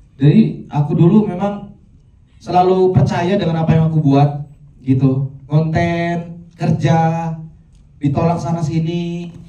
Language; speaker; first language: Indonesian; native; Indonesian